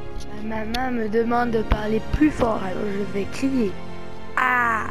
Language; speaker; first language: French; native; French